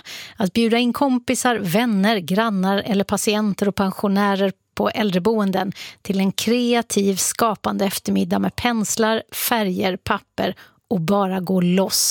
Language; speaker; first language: Swedish; native; Swedish